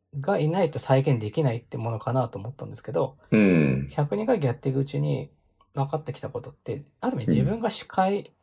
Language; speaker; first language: Japanese; native; Japanese